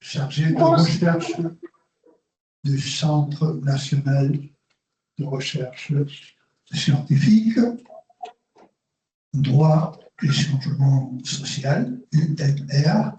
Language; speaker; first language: French; non-native, fluent; Spanish